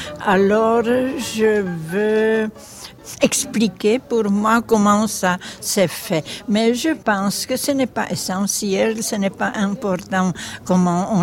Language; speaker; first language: French; non-native, fluent; Czech